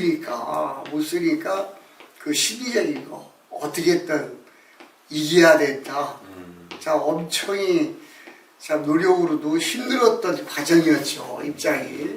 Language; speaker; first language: Korean; native; Korean